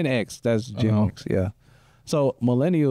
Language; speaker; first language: English; native; English